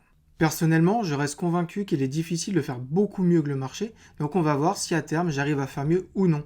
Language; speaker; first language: French; native; French